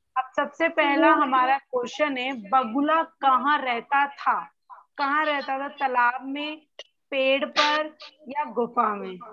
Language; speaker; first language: Hindi; native; Hindi